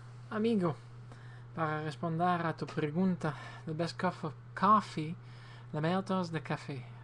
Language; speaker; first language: Spanish; non-native, learner; English